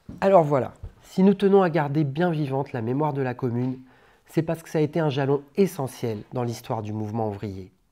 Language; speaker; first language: French; native; French